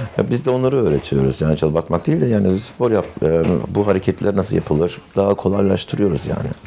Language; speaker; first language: Turkish; early bilingual, heritage; Turkish